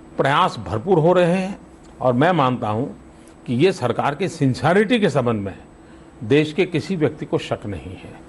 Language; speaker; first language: Hindi; non-native, local second language; Gujarati